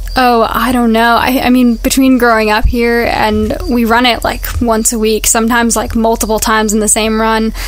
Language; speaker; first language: English; native; English